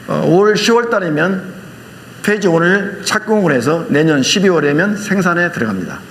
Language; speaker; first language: Korean; native; Korean